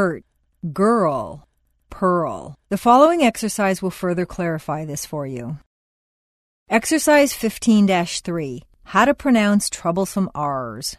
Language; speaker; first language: English; native; English